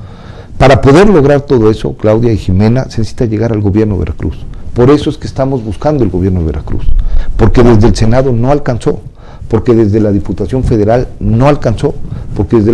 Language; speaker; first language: Spanish; native; Spanish